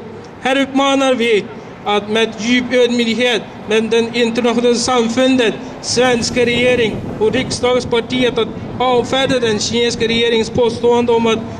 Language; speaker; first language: Swedish; non-native, fluent; Uyghur